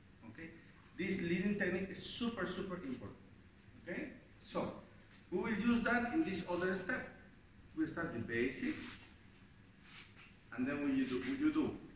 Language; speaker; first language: English; non-native, learner; Spanish